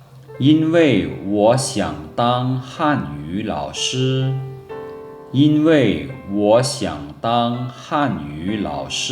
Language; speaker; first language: Chinese; non-native, fluent; Lao